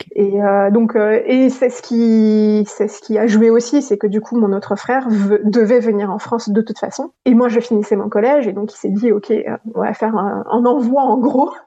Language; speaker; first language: French; non-native, local second language; Gujarati